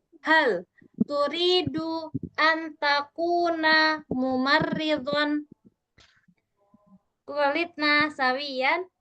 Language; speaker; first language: Arabic; non-native, fluent; Indonesian